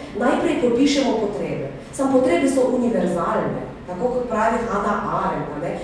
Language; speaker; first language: Slovenian; non-native, fluent; Russian